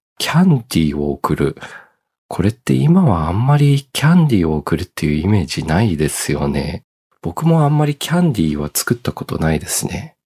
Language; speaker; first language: Japanese; early bilingual, heritage; Japanese